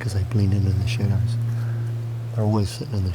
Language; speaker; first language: English; native; English